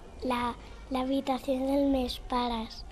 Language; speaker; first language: Catalan; non-native, local second language; Spanish